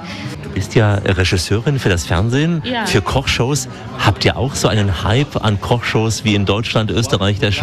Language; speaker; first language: German; native; German